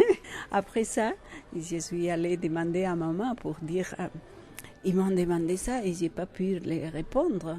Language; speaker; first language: French; non-native, fluent; Quechua